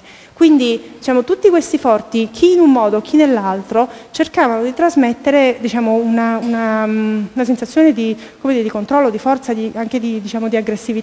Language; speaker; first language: Italian; native; Italian